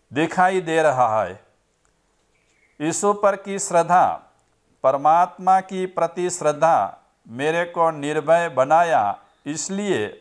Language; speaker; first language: Hindi; non-native, local second language; Gujarati